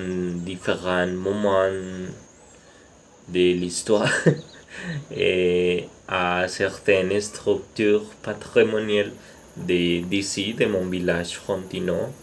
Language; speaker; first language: French; non-native, learner; Spanish